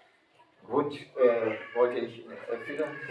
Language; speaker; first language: German; early bilingual, other home language; Turkish